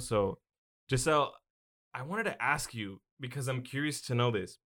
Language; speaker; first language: English; early bilingual, other home language; Spanish